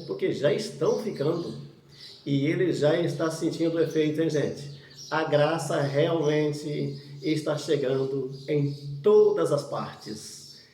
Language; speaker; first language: Portuguese; native; Portuguese